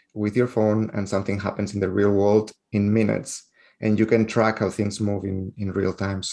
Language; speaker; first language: English; non-native, fluent; Spanish